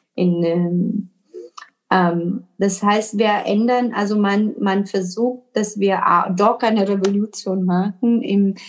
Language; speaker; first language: German; non-native, fluent; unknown